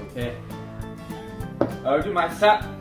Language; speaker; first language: English; non-native, learner; Korean